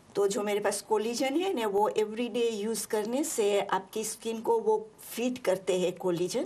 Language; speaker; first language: Hindi; non-native, local second language; Marathi